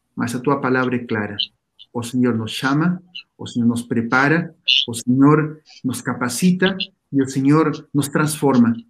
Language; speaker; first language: Portuguese; non-native, fluent; Spanish